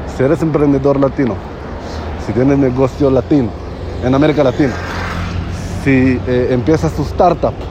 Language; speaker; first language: Spanish; non-native, fluent; Hebrew